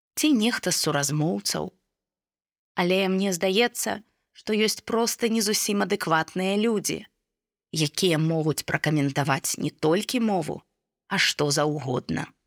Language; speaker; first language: Belarusian; non-native, local second language; Russian